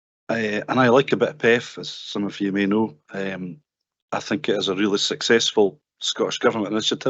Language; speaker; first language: English; native; English